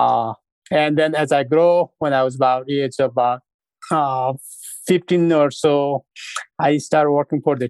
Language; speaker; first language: English; non-native, fluent; Sherpa